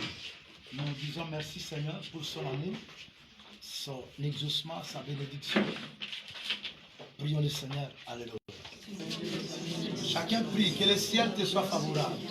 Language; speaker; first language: French; non-native, local second language; Lingala